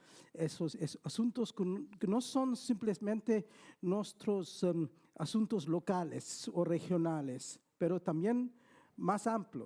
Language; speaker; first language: Spanish; non-native, fluent; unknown